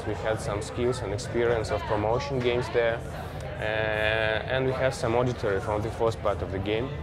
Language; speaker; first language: English; non-native, fluent; Russian